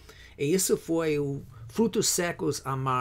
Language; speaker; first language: Portuguese; non-native, fluent; English